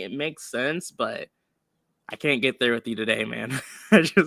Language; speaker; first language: English; native; English